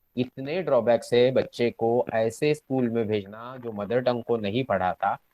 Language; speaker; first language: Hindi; non-native, local second language; Marathi